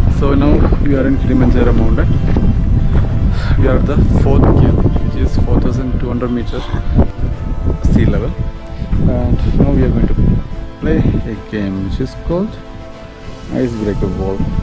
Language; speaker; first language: English; non-native, local second language; Malayalam